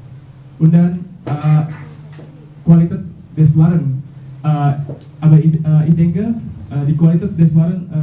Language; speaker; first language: German; non-native, learner; Indonesian